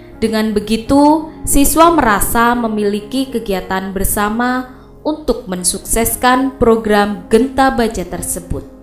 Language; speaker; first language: Indonesian; non-native, local second language; Javanese